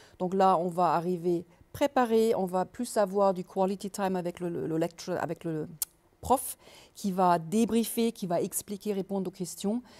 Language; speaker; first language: French; native; French